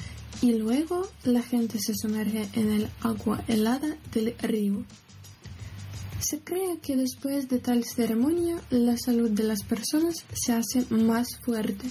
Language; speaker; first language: Spanish; non-native, learner; Ukrainian